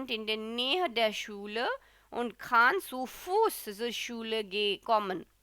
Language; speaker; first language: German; non-native, fluent; Hindi